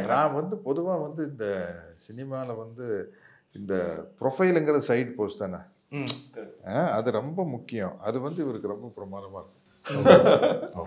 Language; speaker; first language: Tamil; native; Tamil